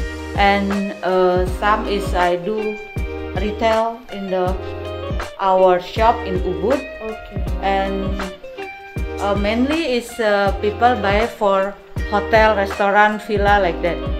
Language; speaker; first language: English; non-native, learner; Indonesian